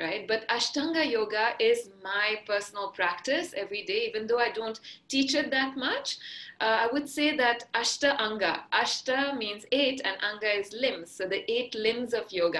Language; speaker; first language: English; non-native, fluent; Marathi